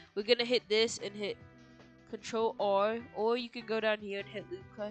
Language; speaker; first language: English; native; English